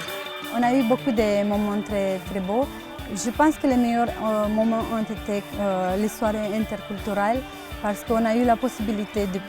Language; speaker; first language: French; non-native, fluent; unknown